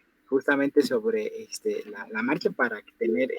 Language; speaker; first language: Spanish; native; Spanish